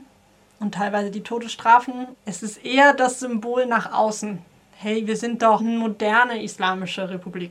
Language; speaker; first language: German; native; German